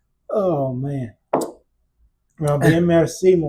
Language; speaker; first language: French; non-native, learner; English